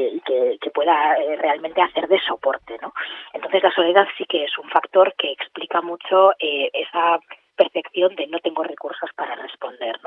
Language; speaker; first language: Spanish; native; Spanish